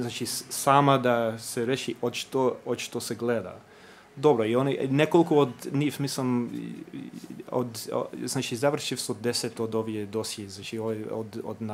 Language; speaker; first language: Macedonian; non-native, fluent; English